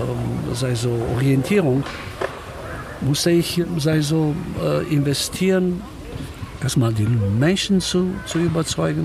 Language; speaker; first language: German; non-native, fluent; Romanian